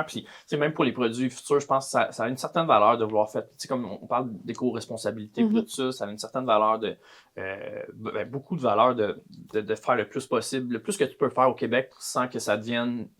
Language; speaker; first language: French; native; French